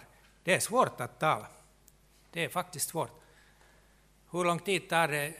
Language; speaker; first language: Swedish; non-native, local second language; Finnish